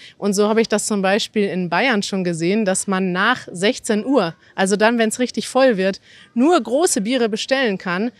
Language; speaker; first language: German; native; German